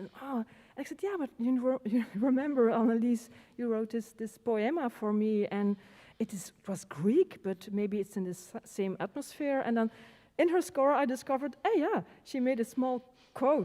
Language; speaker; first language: English; non-native, fluent; Dutch